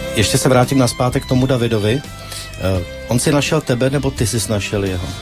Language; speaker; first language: Czech; native; Czech